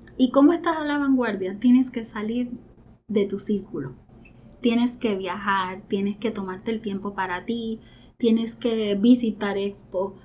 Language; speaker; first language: Spanish; native; Spanish